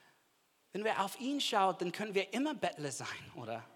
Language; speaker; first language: German; non-native, fluent; English